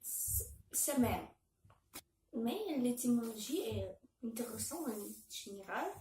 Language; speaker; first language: French; non-native, learner; Belarusian